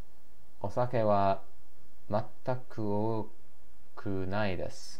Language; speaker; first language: Japanese; non-native, learner; English